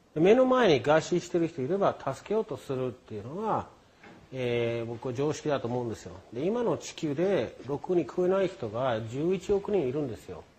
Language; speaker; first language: Japanese; non-native, fluent; English